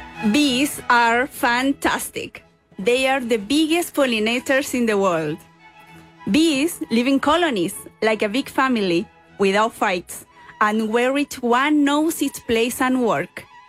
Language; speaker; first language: English; non-native, fluent; Spanish